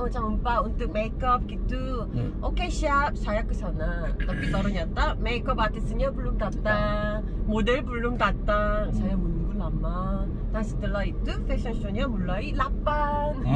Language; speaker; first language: Indonesian; non-native, learner; Korean